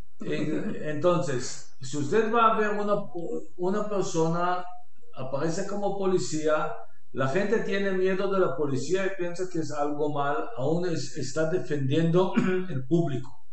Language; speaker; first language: Spanish; non-native, learner; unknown